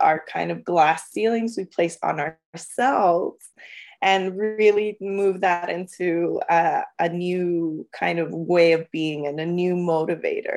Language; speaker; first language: English; native; English